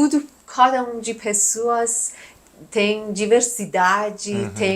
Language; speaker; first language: Portuguese; non-native, learner; Persian